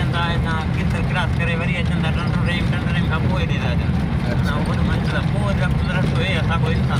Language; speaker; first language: Hindi; non-native, local second language; Sindhi